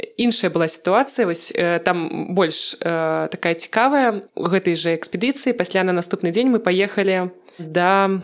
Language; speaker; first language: Belarusian; non-native, local second language; Russian